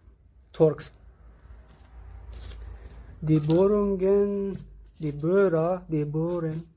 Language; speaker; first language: German; non-native, learner; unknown